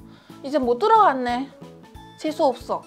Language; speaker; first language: Korean; non-native, fluent; Chinese